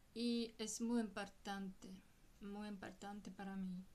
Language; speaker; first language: Spanish; non-native, learner; Russian